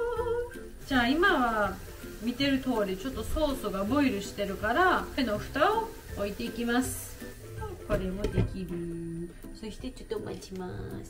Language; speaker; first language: Japanese; non-native, learner; Georgian